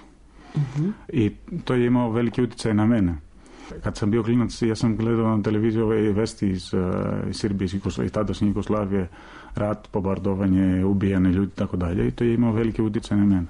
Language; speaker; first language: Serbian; non-native, fluent; Greek